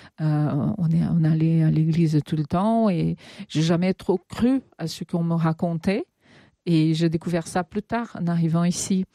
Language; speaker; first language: French; non-native, fluent; Portuguese